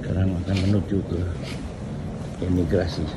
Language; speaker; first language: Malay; non-native, local second language; Javanese